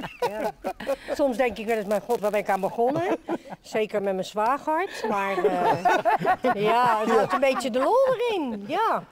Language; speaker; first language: Dutch; native; Dutch